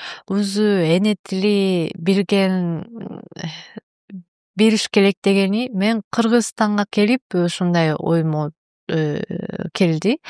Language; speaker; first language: Kyrgyz; non-native, learner; Japanese